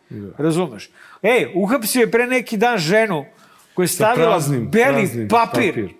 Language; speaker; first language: Serbian; native; Serbian